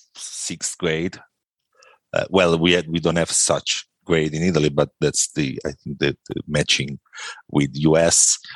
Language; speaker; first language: English; non-native, fluent; Italian